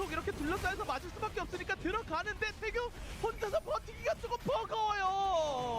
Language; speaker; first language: Korean; native; Korean